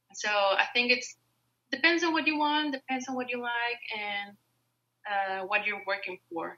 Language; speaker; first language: English; non-native, fluent; Spanish